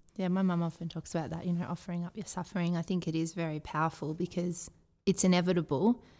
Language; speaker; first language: English; native; English